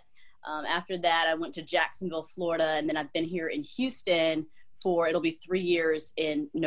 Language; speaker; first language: English; native; English